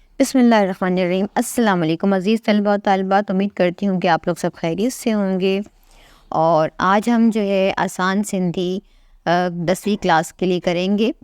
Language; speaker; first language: Urdu; native; Urdu